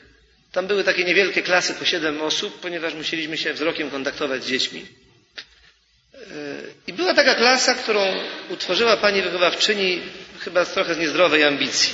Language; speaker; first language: Polish; native; Polish